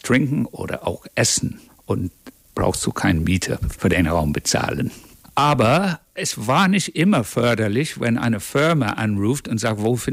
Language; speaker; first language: German; non-native, fluent; English